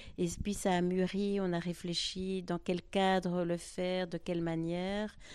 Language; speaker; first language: French; native; French